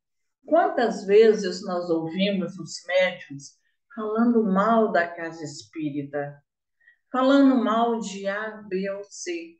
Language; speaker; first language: Portuguese; native; Portuguese